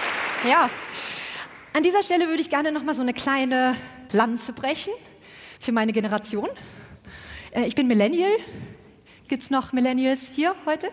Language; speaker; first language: German; native; German